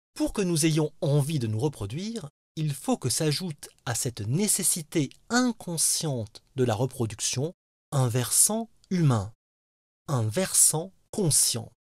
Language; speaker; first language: French; native; French